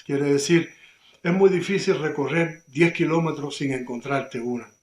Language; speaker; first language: Spanish; native; Spanish